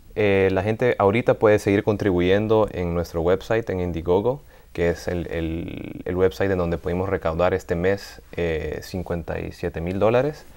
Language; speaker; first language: Spanish; native; Spanish